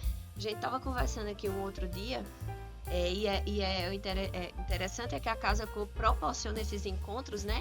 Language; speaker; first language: Portuguese; native; Portuguese